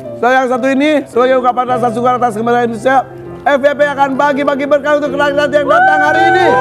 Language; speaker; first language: Indonesian; native; Indonesian